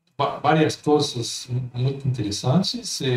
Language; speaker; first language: Portuguese; non-native, fluent; Spanish